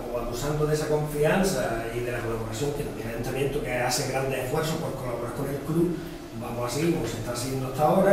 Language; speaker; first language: Spanish; native; Spanish